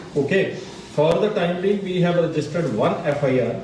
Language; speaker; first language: English; non-native, local second language; Punjabi